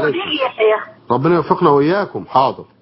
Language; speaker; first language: Arabic; native; Arabic